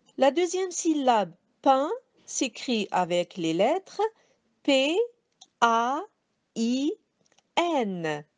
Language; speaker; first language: French; non-native, local second language; Arabic